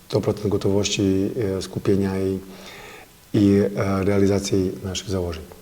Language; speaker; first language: Polish; non-native, fluent; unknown